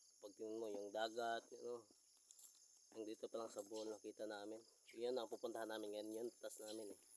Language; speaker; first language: Filipino; non-native, local second language; Cebuano